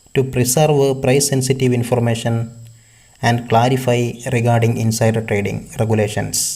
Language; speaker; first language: English; non-native, local second language; Malayalam